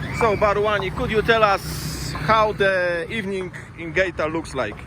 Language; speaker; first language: English; non-native, fluent; Polish